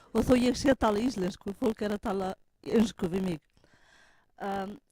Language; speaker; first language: Icelandic; non-native, fluent; Portuguese